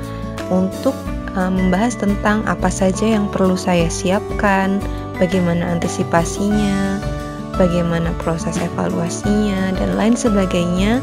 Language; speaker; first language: Indonesian; native; Indonesian